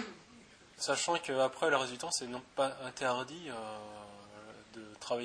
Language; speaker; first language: French; native; French